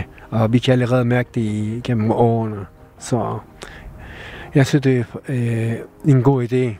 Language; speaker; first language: Danish; non-native, fluent; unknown